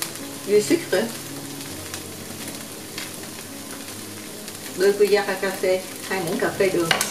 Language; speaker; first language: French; non-native, learner; Vietnamese